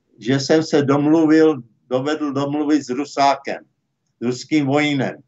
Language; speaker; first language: Czech; native; Czech